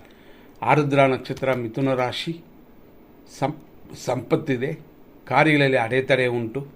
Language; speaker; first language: Kannada; native; Kannada